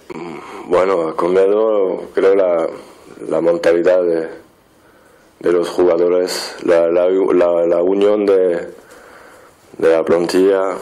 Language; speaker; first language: Spanish; non-native, fluent; French